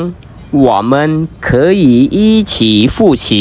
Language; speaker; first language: Chinese; non-native, fluent; Khmer